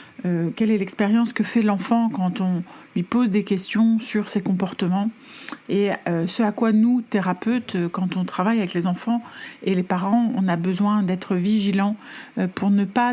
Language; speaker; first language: French; native; French